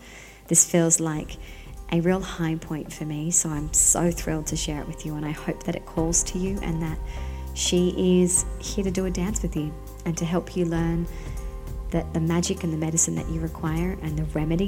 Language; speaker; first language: English; native; English